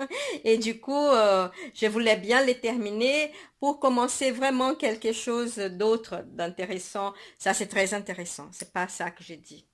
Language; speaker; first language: French; non-native, fluent; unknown